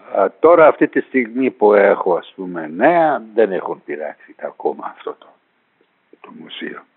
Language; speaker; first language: Greek; non-native, fluent; Persian